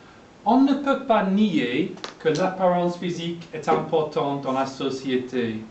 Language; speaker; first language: French; non-native, fluent; English